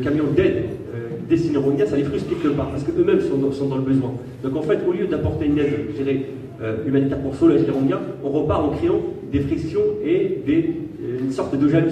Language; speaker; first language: French; native; French